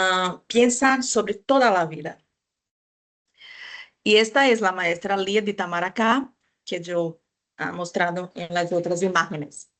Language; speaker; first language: Spanish; non-native, fluent; Portuguese